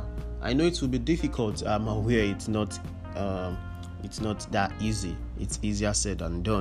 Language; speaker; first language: English; non-native, local second language; Yoruba